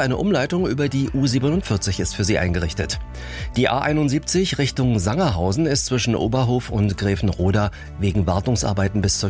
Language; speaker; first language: German; native; German